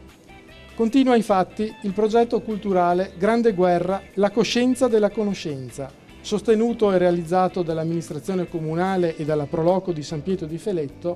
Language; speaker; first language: Italian; native; Italian